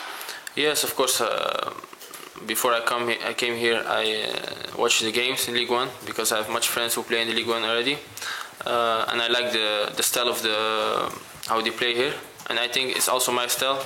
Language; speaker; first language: English; non-native, fluent; Dutch